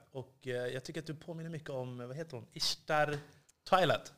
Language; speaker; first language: Swedish; native; Swedish